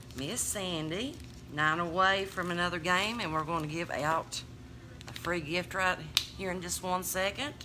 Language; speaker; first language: English; native; English